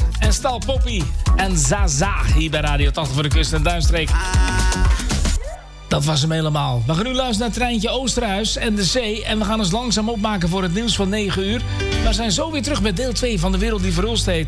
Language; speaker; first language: Dutch; native; Dutch